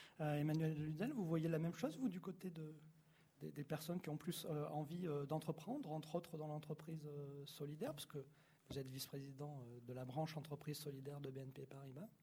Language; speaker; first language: French; native; French